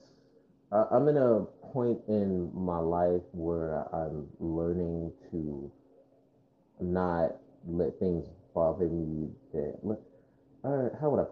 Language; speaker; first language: English; native; English